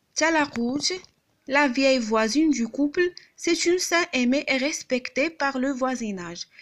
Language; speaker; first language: French; non-native, local second language; Arabic